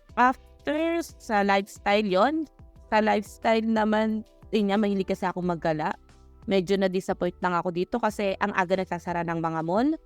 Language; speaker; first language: Filipino; native; Filipino